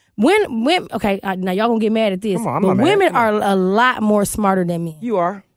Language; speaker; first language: English; native; English